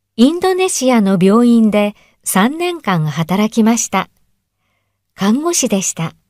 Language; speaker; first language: Japanese; native; Japanese